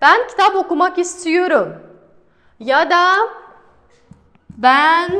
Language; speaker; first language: Turkish; non-native, fluent; Kazakh